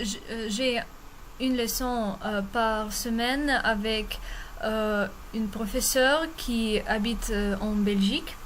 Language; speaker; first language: French; non-native, fluent; Russian